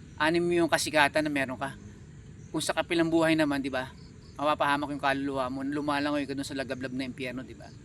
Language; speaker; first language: Filipino; native; Filipino